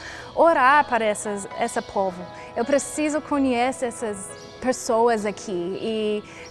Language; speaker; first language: Portuguese; non-native, learner; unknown